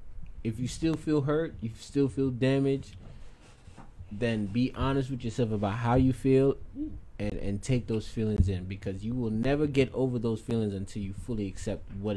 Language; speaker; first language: English; native; English